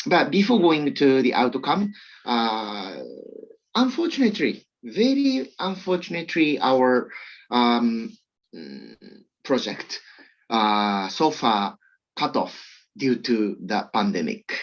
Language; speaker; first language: English; non-native, learner; Japanese